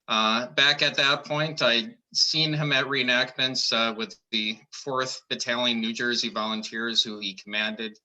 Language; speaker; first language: English; native; English